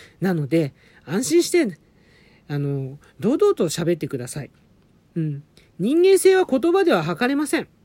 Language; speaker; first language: Japanese; native; Japanese